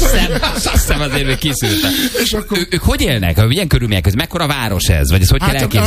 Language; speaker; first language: Hungarian; native; Hungarian